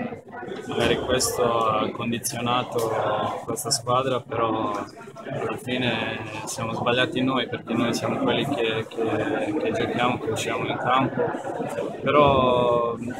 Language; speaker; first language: Italian; non-native, fluent; Serbian